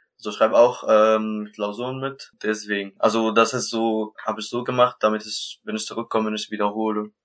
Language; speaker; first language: German; non-native, learner; Arabic